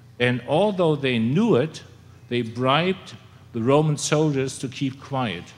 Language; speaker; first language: English; non-native, fluent; German